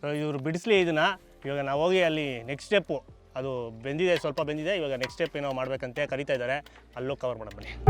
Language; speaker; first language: Kannada; native; Kannada